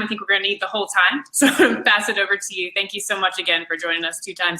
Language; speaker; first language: English; native; English